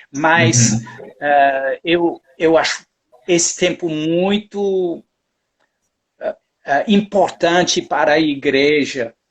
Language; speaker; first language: Portuguese; non-native, fluent; English